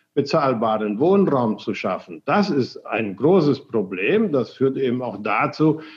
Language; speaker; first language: German; early bilingual, other home language; Spanish